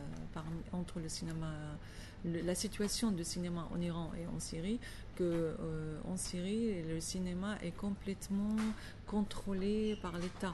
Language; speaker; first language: French; non-native, fluent; Arabic